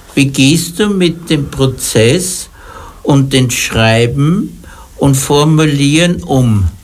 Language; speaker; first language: German; native; German